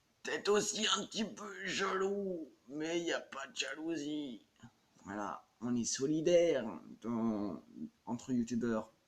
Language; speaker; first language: French; native; French